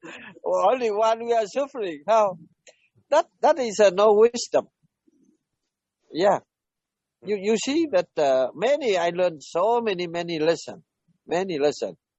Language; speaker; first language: English; non-native, learner; Vietnamese